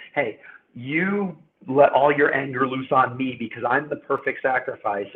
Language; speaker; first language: English; native; English